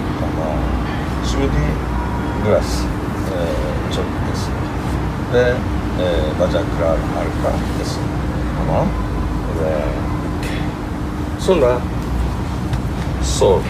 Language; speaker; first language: Turkish; non-native, learner; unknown